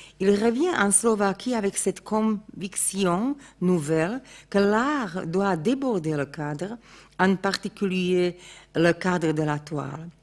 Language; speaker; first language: French; non-native, fluent; Slovak